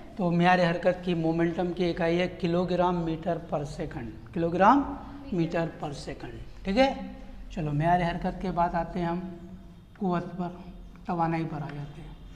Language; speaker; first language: Hindi; non-native, local second language; Urdu